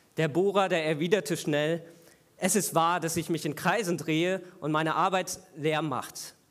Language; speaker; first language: German; native; German